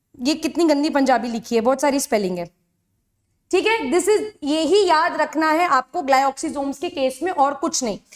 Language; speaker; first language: Hindi; native; Hindi